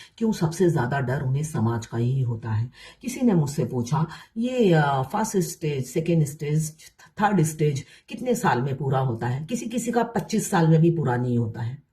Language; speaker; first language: Hindi; non-native, local second language; Bangla